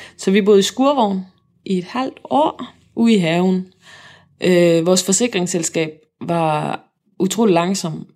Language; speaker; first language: Danish; native; Danish